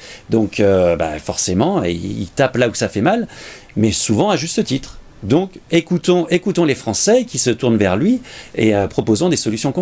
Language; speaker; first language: French; native; French